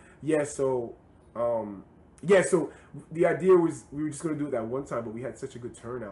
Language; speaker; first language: English; native; English